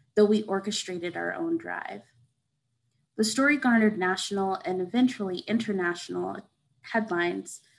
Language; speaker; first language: English; native; English